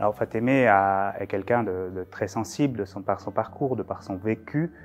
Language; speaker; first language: French; native; French